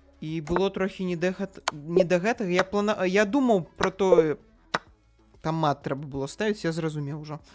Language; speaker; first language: Belarusian; non-native, local second language; Russian